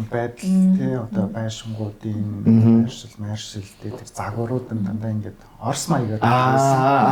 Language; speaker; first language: Mongolian; non-native, fluent; Japanese